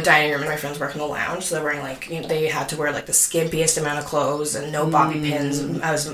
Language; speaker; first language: English; native; English